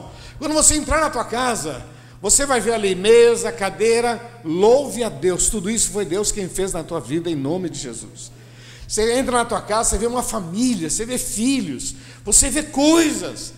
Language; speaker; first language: Portuguese; native; Portuguese